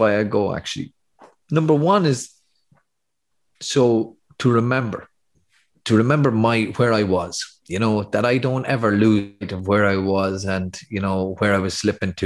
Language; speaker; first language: English; native; English